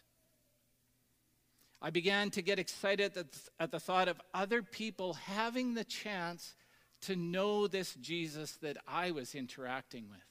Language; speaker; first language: English; native; English